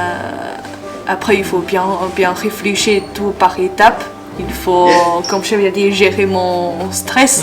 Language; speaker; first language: French; non-native, learner; Chinese